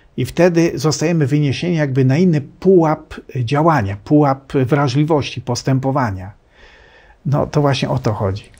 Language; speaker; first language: Polish; native; Polish